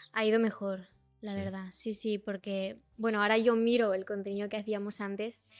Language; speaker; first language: Spanish; early bilingual, other home language; Portuguese